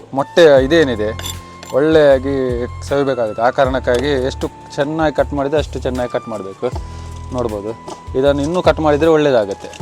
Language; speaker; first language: Kannada; non-native, local second language; Tulu